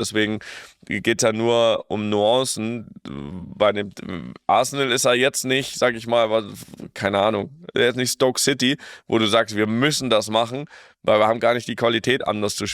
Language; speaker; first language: German; native; German